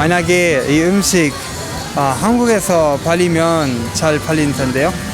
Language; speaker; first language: Korean; non-native, fluent; Luxembourgish